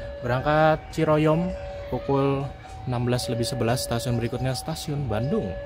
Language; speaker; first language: Indonesian; native; Indonesian